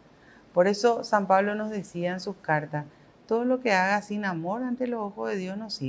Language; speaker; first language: Spanish; native; Spanish